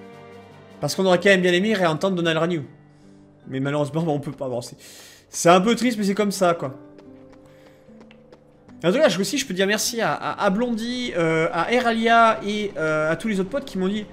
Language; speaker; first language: French; native; French